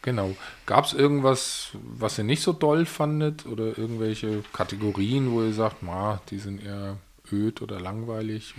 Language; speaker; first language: German; native; German